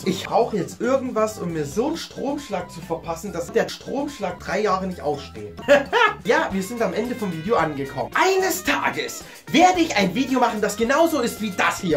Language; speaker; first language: German; native; German